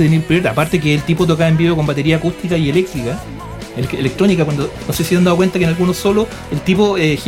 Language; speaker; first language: Spanish; native; Spanish